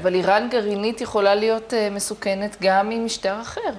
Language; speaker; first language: Hebrew; native; Hebrew